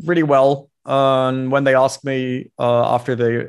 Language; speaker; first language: English; non-native, fluent; German